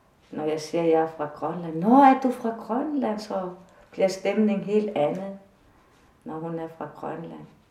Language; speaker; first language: Danish; non-native, fluent; Kalaallisut